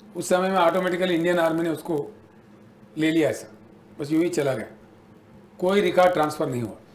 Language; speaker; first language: Hindi; native; Hindi